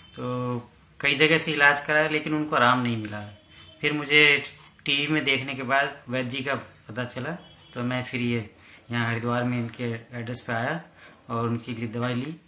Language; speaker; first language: Hindi; native; Hindi